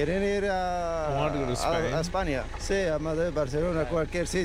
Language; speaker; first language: Spanish; non-native, learner; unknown